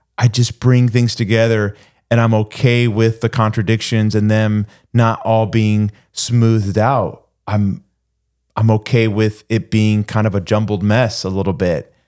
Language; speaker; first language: English; early bilingual, other home language; Spanish